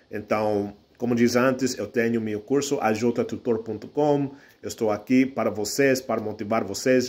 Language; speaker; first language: Portuguese; non-native, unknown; English